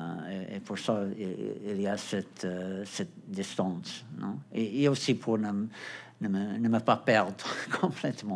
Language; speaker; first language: French; non-native, fluent; Portuguese